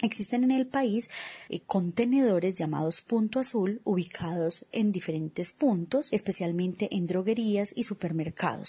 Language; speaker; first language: Spanish; native; Spanish